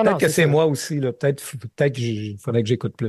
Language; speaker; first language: French; native; French